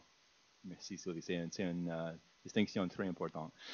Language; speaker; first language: French; non-native, fluent; English